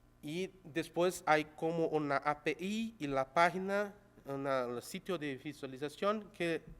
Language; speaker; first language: Spanish; non-native, local second language; Portuguese